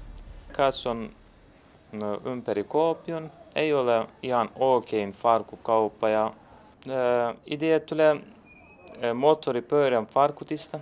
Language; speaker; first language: Finnish; non-native, learner; Turkish